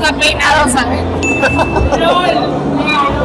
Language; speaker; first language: Spanish; native; Spanish